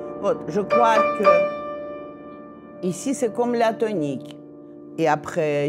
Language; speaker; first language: French; non-native, fluent; Russian